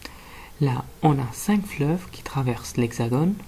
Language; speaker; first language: French; non-native, fluent; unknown